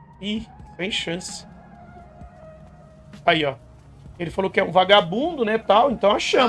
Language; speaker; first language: Portuguese; native; Portuguese